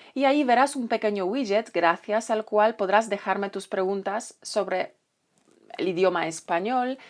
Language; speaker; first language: Spanish; non-native, fluent; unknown